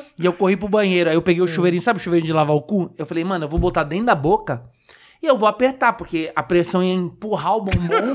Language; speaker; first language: Portuguese; native; Portuguese